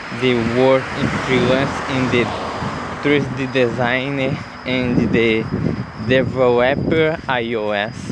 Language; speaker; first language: English; non-native, learner; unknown